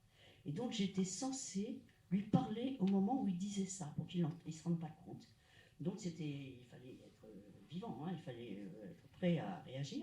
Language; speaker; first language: French; native; French